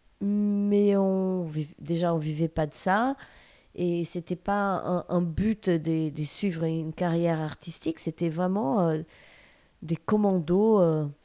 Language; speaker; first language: French; non-native, fluent; Portuguese